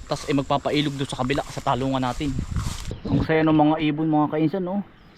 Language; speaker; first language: Filipino; native; Filipino